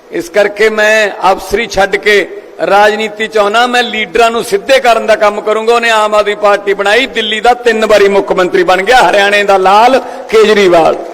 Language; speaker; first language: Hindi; non-native, local second language; Punjabi